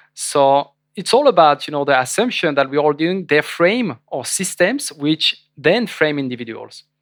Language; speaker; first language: English; non-native, fluent; French